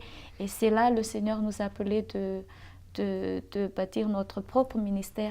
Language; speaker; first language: French; non-native, local second language; Malagasy